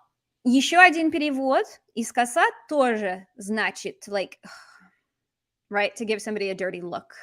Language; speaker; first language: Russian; non-native, fluent; English